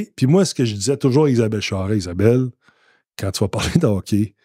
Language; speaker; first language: French; native; French